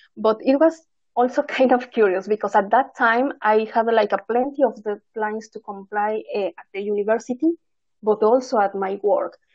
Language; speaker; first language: English; non-native, fluent; Spanish